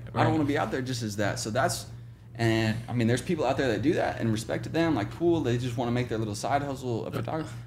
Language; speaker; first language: English; native; English